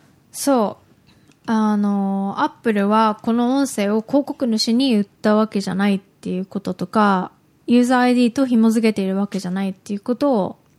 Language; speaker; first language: Japanese; native; Japanese